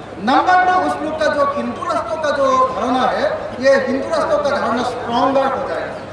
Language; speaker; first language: Hindi; non-native, local second language; Assamese